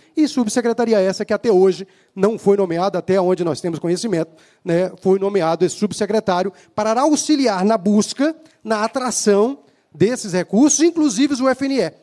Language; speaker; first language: Portuguese; native; Portuguese